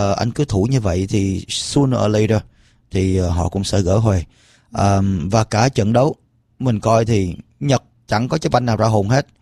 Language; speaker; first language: Vietnamese; early bilingual, heritage; Vietnamese